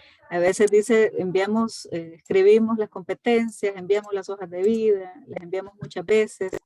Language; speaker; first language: Spanish; native; Spanish